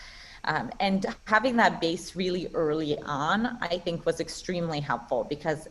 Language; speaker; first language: English; non-native, fluent; Russian